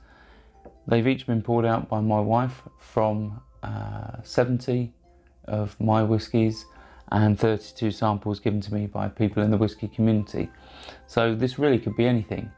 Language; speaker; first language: English; native; English